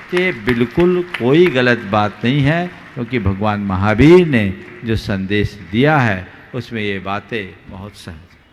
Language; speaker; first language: Hindi; native; Hindi